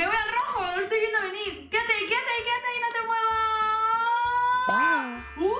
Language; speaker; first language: Spanish; native; Spanish